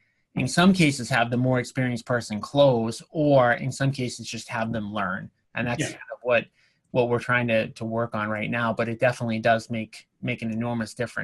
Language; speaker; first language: English; native; English